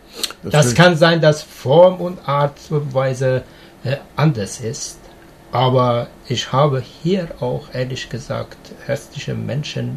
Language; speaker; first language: German; non-native, learner; Persian